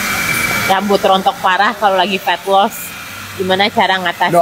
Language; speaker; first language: Indonesian; native; Indonesian